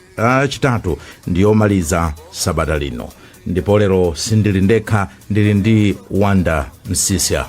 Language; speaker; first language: Nyanja; native; Nyanja